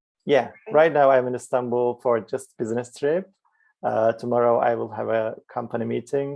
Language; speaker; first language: English; non-native, fluent; Turkish